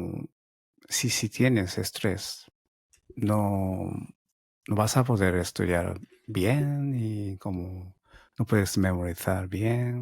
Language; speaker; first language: Spanish; non-native, learner; Japanese